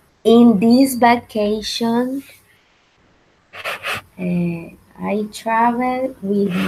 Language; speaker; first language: English; non-native, learner; Spanish